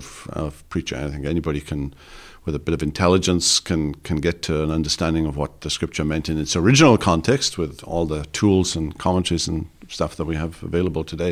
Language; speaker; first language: English; native; English